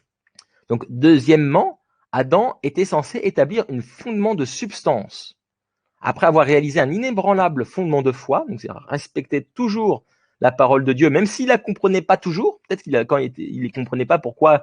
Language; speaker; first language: French; native; French